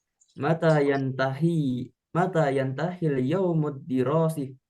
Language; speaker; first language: Arabic; non-native, learner; Indonesian